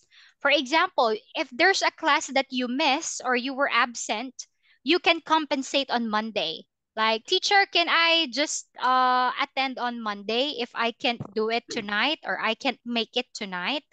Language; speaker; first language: English; non-native, fluent; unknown